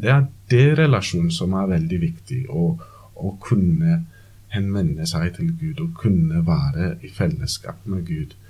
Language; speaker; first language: Norwegian; non-native, learner; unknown